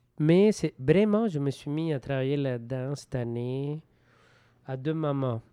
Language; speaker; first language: French; non-native, fluent; Spanish